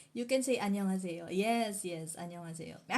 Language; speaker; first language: Korean; non-native, fluent; Filipino